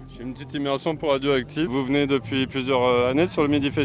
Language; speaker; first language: French; native; French